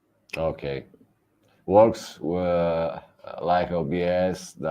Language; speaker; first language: English; non-native, learner; Italian